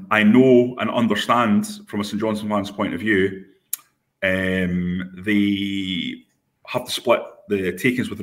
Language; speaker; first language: English; native; English